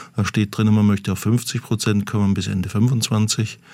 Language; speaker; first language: German; native; German